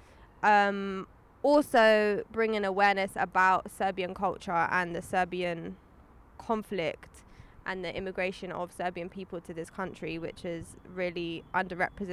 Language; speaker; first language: English; native; English